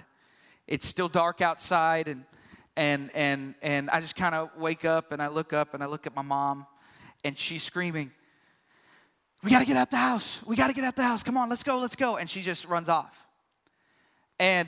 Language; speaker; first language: English; native; English